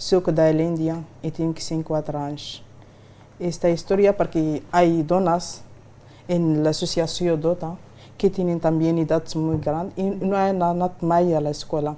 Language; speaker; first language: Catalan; non-native, learner; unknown